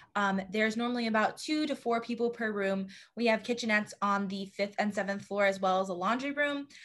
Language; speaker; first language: English; native; English